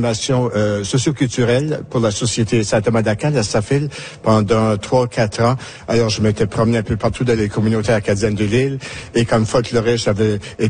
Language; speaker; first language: French; native; French